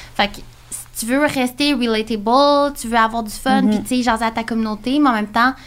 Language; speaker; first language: French; native; French